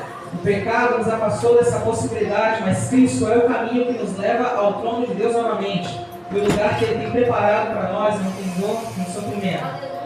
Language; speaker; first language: Portuguese; native; Portuguese